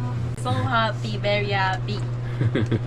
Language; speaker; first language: English; non-native, learner; Filipino